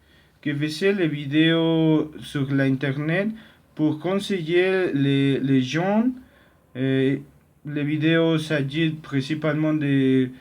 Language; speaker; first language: French; non-native, learner; Spanish